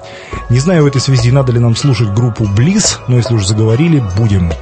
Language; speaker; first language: Russian; native; Russian